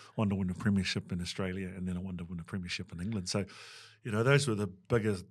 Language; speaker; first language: English; native; English